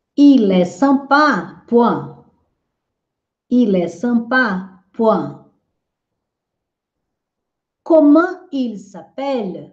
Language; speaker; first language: French; non-native, fluent; Portuguese